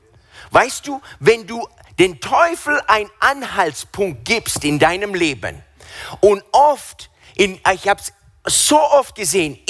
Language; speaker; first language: German; non-native, fluent; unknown